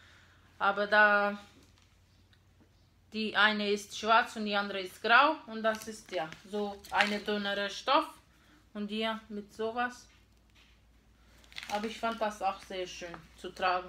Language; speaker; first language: German; non-native, fluent; Portuguese